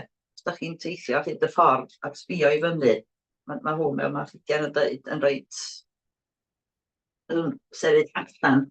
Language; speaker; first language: Welsh; native; Welsh